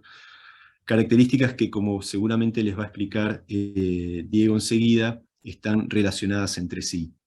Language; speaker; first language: Spanish; native; Spanish